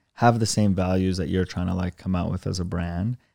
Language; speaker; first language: English; early bilingual, other home language; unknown